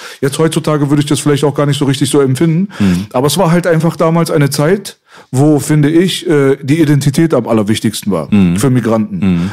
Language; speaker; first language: German; early bilingual, other home language; Persian